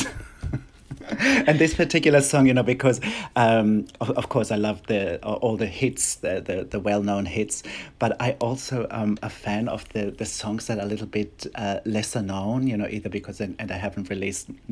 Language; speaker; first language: English; non-native, fluent; German